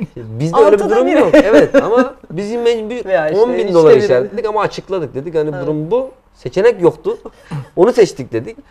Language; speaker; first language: Turkish; native; Turkish